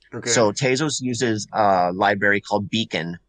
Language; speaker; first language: English; non-native, fluent; Spanish